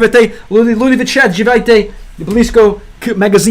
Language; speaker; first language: Russian; non-native, learner; English